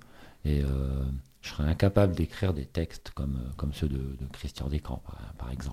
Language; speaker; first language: French; native; French